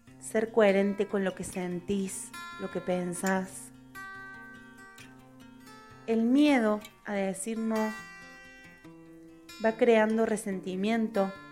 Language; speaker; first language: Spanish; native; Spanish